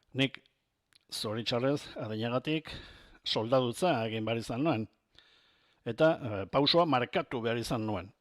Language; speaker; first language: Basque; non-native, local second language; Spanish